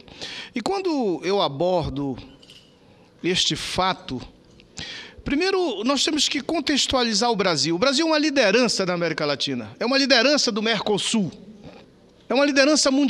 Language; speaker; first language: Portuguese; native; Portuguese